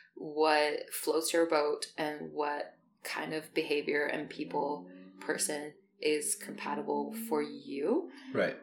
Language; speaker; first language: English; non-native, fluent; Chinese